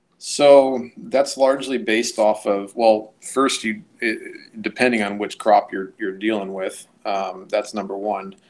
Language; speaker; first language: English; native; English